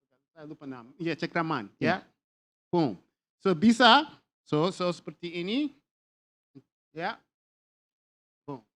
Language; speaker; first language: Indonesian; non-native, learner; English